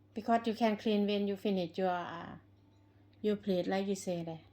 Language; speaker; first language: English; non-native, learner; Thai